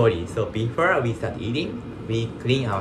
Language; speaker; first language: English; non-native, learner; Japanese